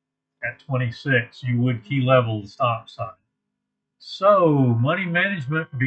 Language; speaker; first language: English; native; English